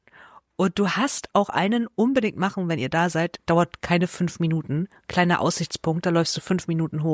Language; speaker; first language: German; native; German